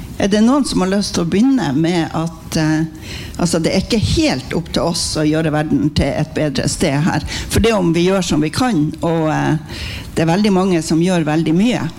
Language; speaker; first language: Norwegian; native; Norwegian